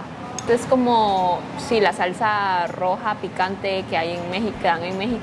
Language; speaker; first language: Spanish; native; Spanish